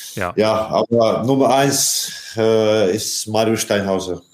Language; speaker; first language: German; non-native, fluent; Latvian